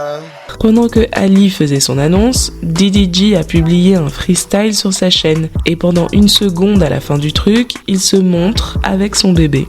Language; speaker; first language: French; native; French